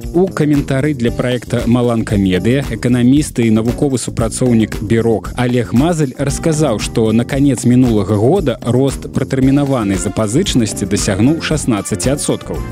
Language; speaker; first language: Belarusian; native; Belarusian